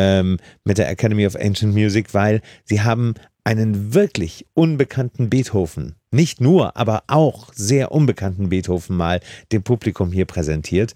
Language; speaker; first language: German; native; German